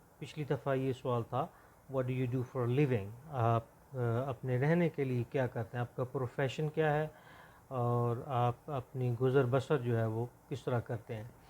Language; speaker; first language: Urdu; non-native, local second language; Punjabi